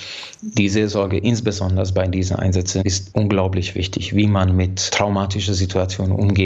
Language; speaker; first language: German; non-native, fluent; Hungarian